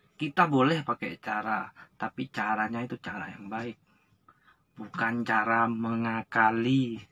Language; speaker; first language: Indonesian; non-native, local second language; Madurese